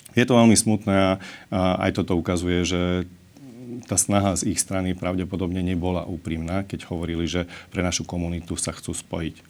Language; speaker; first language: Slovak; non-native, local second language; Hungarian